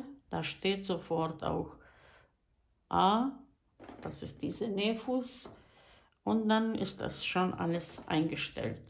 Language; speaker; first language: German; non-native, fluent; Croatian